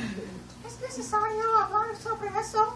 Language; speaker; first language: Spanish; non-native, learner; English